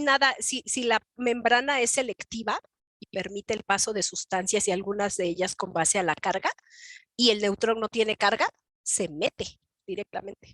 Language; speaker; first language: Spanish; native; Spanish